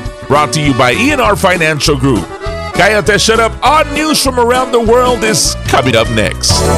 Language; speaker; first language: English; early bilingual, other home language; Spanish